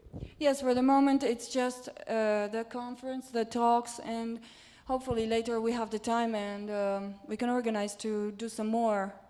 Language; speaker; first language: English; non-native, fluent; Romanian